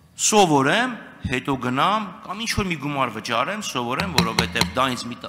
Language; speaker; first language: Armenian; native; Armenian